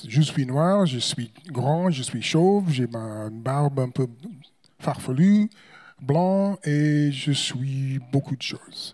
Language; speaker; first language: French; non-native, fluent; English